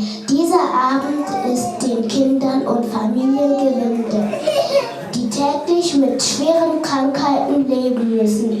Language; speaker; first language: German; early bilingual, other home language; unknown